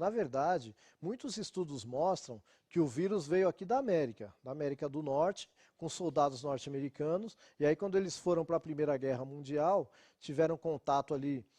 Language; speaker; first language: Portuguese; native; Portuguese